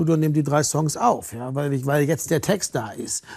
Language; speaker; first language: German; native; German